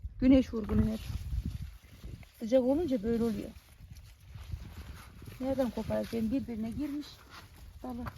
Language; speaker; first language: Turkish; native; Turkish